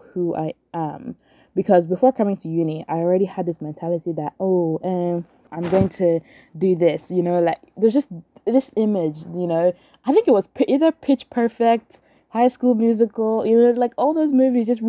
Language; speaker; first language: English; non-native, local second language; Yoruba